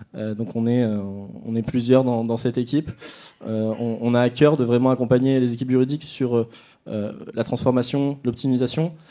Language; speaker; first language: French; native; French